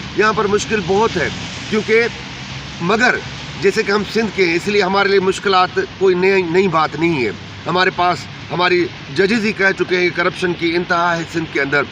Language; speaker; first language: Urdu; non-native, local second language; Sindhi